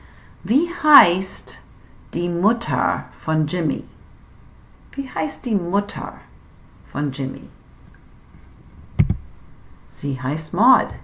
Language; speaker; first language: German; non-native, fluent; English